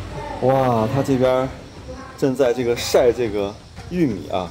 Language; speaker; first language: Chinese; native; Chinese